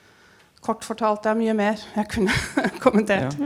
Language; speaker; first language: Norwegian; early bilingual, heritage; Norwegian